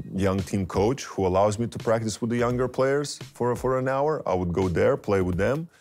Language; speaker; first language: English; non-native, fluent; Lithuanian